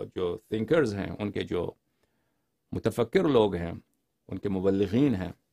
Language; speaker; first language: Urdu; non-native, fluent; Persian